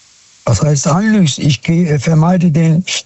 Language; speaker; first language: German; non-native, fluent; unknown